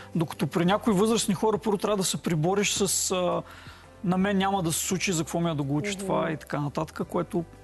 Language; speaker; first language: Bulgarian; native; Bulgarian